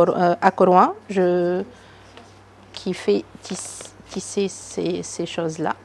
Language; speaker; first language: French; non-native, local second language; Arabic